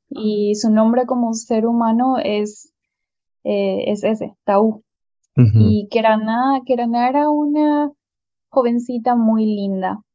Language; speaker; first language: Spanish; native; Spanish